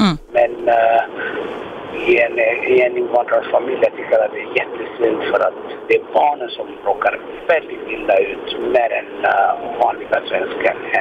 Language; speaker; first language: Swedish; non-native, fluent; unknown